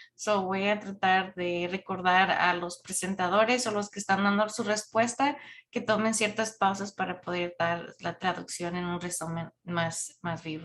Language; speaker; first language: Spanish; early bilingual, heritage; Spanish